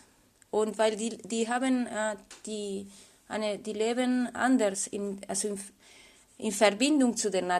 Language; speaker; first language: German; non-native, fluent; Spanish